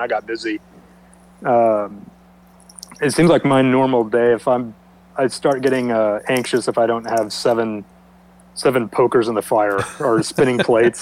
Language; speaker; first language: English; native; English